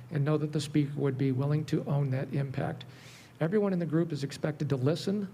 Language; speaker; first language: English; native; English